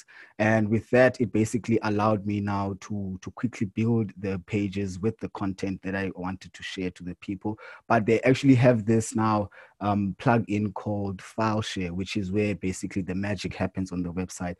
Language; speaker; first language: English; non-native, local second language; Xhosa